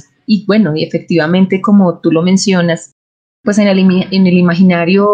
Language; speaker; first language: Spanish; native; Spanish